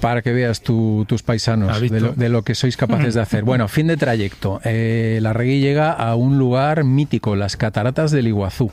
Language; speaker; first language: Spanish; native; Spanish